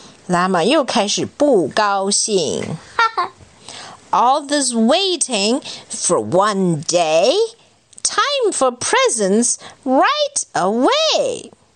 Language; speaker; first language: English; non-native, fluent; Chinese